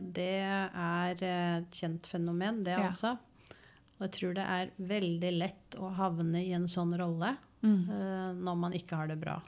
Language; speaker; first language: Norwegian; native; Norwegian